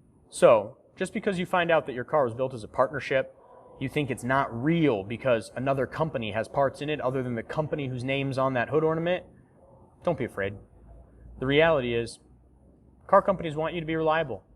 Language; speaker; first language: English; native; English